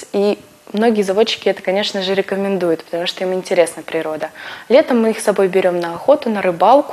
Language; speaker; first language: Russian; native; Russian